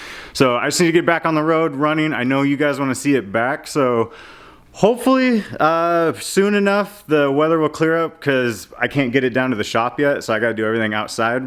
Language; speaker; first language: English; native; English